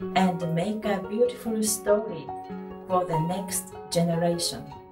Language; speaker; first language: English; non-native, fluent; Japanese